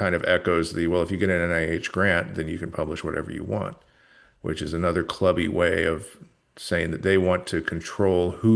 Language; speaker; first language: English; native; English